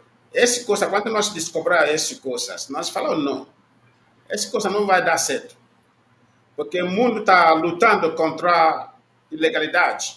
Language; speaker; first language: Portuguese; non-native, learner; Igbo